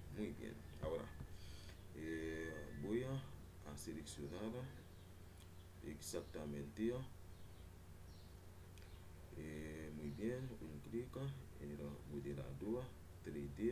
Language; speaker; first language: Spanish; non-native, learner; Haitian Creole